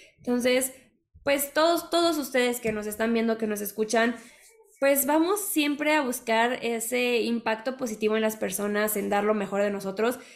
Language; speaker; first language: Spanish; native; Spanish